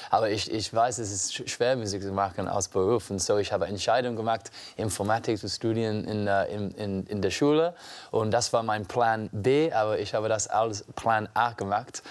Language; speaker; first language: German; non-native, learner; English